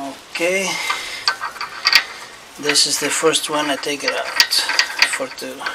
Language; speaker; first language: English; non-native, learner; Portuguese